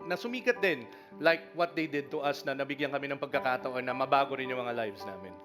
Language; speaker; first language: Filipino; native; Filipino